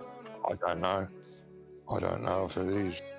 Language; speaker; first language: English; native; English